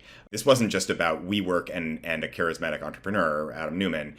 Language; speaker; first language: English; native; English